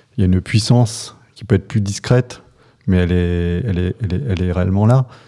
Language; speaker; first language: French; native; French